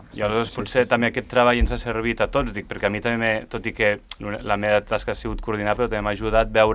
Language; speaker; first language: Catalan; native; Catalan